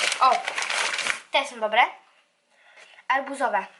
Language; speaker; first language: Polish; early bilingual, heritage; Polish